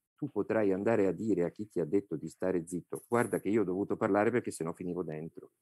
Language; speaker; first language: Italian; native; Italian